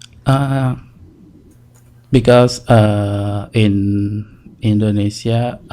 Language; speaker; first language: English; non-native, learner; Indonesian